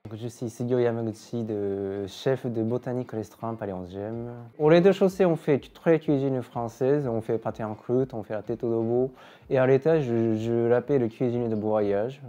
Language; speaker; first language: French; non-native, fluent; Japanese